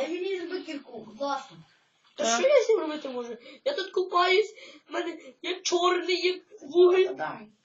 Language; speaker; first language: Ukrainian; native; Ukrainian